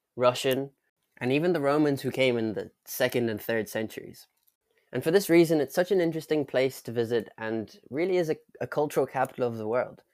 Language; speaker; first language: English; native; English